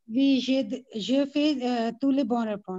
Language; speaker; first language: French; non-native, learner; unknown